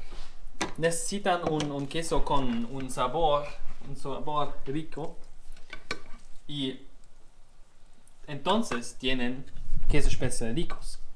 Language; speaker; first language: Spanish; non-native, learner; German